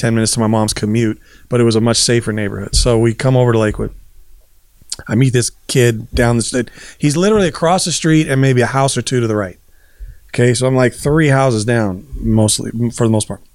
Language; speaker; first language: English; native; English